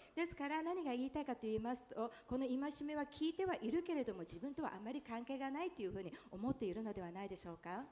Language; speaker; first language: Japanese; non-native, fluent; Chinese